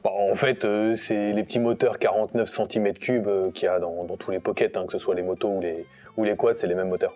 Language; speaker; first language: French; native; French